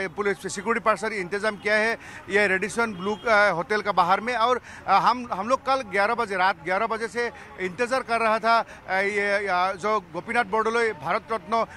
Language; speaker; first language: Hindi; non-native, local second language; Assamese